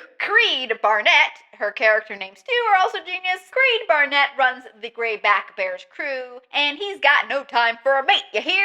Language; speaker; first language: English; native; English